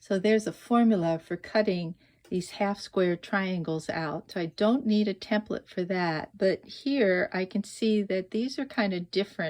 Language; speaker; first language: English; native; English